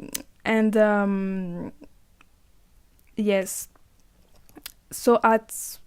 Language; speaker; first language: English; non-native, learner; French